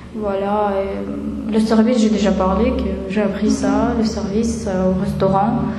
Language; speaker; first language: French; non-native, fluent; Russian